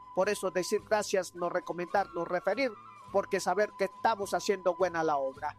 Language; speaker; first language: Spanish; non-native, learner; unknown